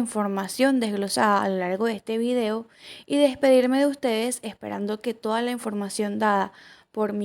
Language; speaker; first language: Spanish; native; Spanish